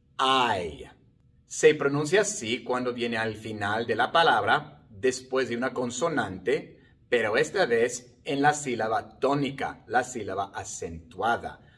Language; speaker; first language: Spanish; non-native, fluent; English